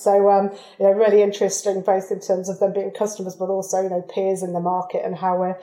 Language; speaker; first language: English; native; English